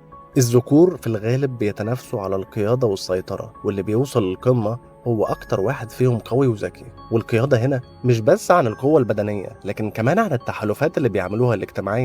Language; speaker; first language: Arabic; native; Arabic